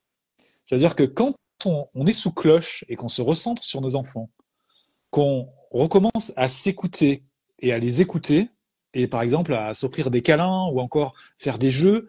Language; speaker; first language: French; native; French